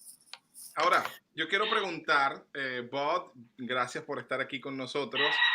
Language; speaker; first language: Spanish; native; Spanish